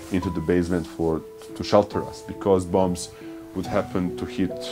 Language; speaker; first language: English; early bilingual, other home language; Bosnian